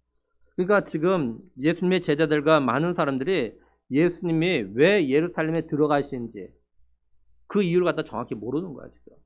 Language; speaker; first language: Korean; native; Korean